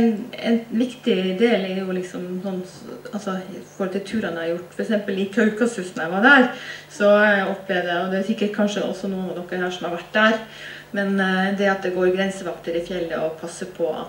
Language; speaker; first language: Norwegian; native; Norwegian